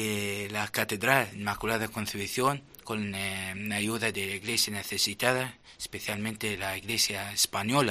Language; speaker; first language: Spanish; non-native, fluent; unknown